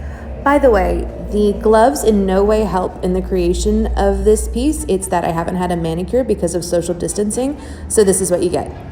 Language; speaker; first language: English; native; English